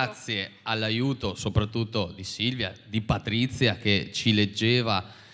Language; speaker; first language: Italian; native; Italian